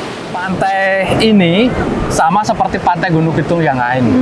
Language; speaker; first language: Indonesian; native; Indonesian